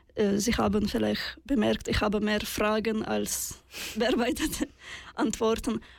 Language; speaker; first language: German; non-native, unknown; Russian